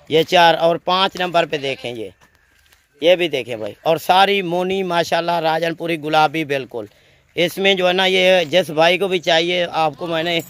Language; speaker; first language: Urdu; non-native, local second language; Punjabi